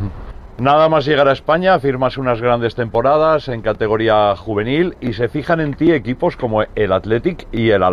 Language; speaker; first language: Spanish; native; Spanish